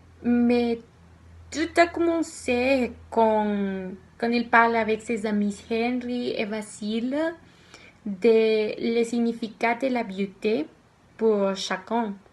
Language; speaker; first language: French; non-native, learner; Spanish